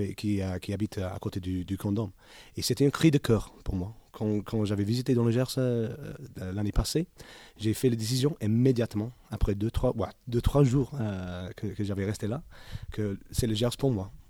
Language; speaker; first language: French; non-native, learner; English